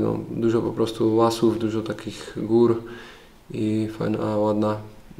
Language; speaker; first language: Polish; non-native, learner; Slovak